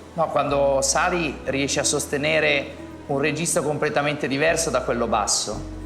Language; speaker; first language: Italian; native; Italian